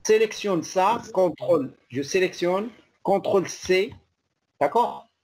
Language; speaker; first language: French; non-native, local second language; Arabic